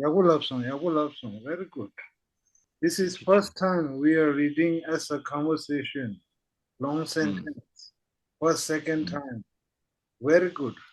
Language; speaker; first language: English; non-native, fluent; Tibetan